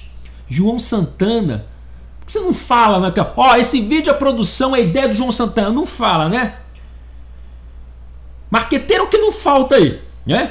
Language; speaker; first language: Portuguese; native; Portuguese